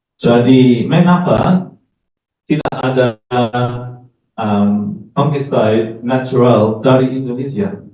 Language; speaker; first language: Indonesian; non-native, learner; English